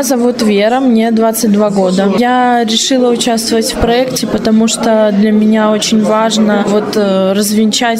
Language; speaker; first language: Russian; native; Russian